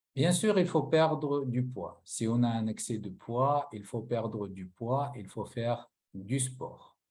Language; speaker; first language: French; non-native, local second language; Arabic